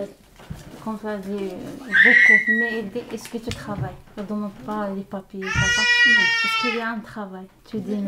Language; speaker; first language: French; non-native, learner; Arabic